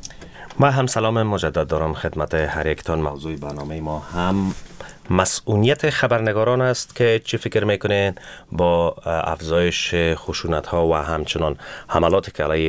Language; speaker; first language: Persian; native; Persian